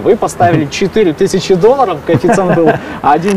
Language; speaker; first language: Russian; native; Russian